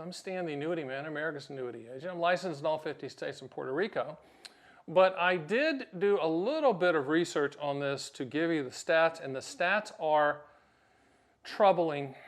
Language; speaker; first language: English; native; English